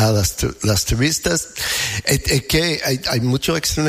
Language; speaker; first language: Spanish; non-native, learner; English